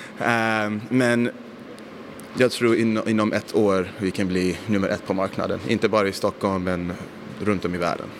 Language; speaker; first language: Swedish; non-native, fluent; English